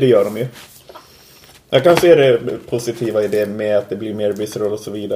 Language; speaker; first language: Swedish; native; Swedish